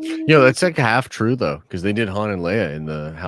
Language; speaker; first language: English; native; English